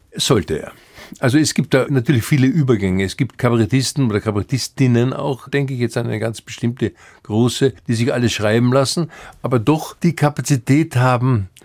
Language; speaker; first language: German; native; German